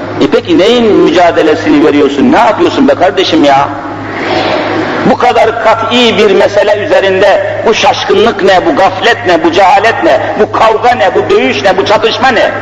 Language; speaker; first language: Turkish; native; Turkish